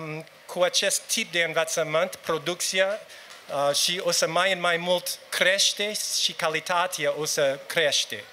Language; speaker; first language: Romanian; non-native, learner; English